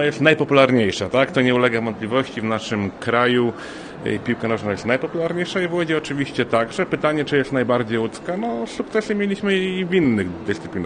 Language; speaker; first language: Polish; native; Polish